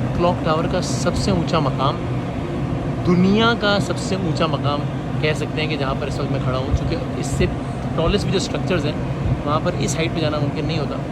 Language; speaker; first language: Urdu; native; Urdu